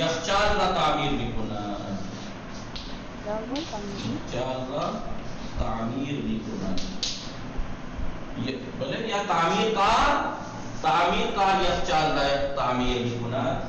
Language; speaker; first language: Persian; non-native, fluent; Urdu